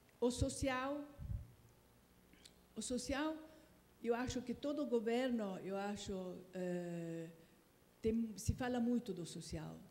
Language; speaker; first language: Portuguese; non-native, fluent; Italian